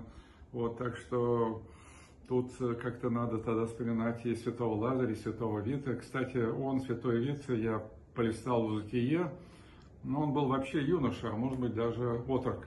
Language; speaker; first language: Russian; native; Russian